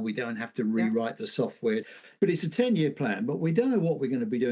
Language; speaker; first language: English; native; English